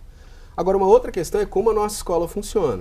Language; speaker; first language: Portuguese; native; Portuguese